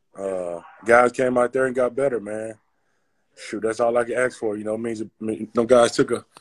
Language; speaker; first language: English; native; English